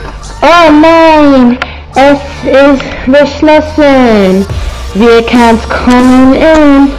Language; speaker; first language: German; non-native, learner; English